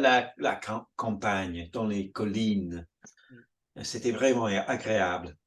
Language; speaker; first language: French; non-native, fluent; English